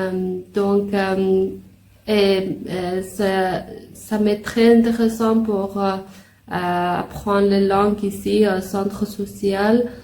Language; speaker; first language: French; non-native, learner; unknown